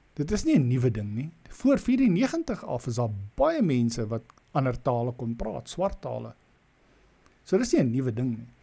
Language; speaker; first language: Afrikaans; native; Afrikaans